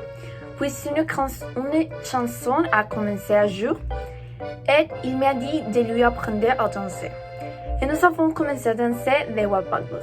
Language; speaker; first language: French; non-native, learner; Spanish